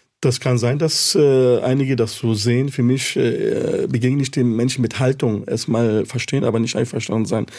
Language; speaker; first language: German; early bilingual, other home language; Arabic